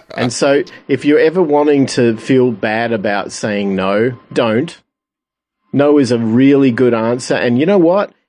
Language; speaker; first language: English; native; English